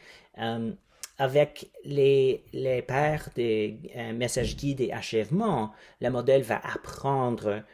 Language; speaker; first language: French; non-native, fluent; English